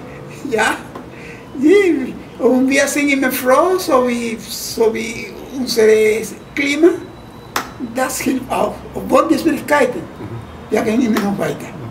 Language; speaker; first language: German; non-native, fluent; Spanish